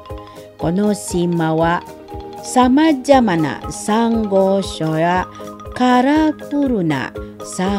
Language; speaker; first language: Japanese; non-native, fluent; Indonesian